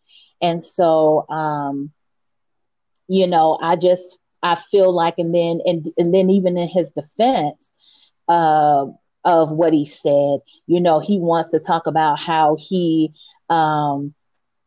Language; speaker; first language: English; native; English